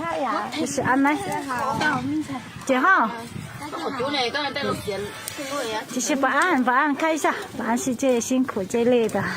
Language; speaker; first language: Chinese; non-native, fluent; Hmong